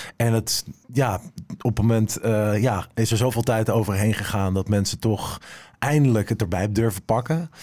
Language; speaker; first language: Dutch; native; Dutch